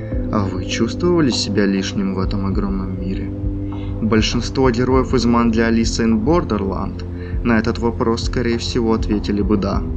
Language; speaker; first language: Russian; native; Russian